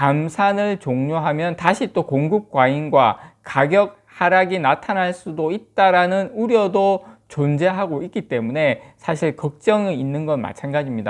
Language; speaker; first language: Korean; native; Korean